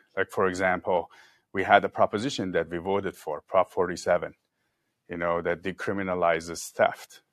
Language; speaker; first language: English; non-native, fluent; Persian